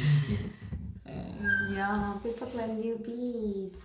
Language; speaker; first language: English; non-native, learner; Korean